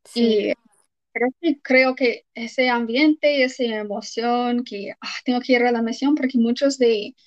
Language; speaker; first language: Spanish; non-native, fluent; English